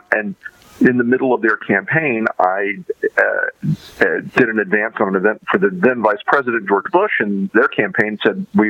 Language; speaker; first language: English; native; English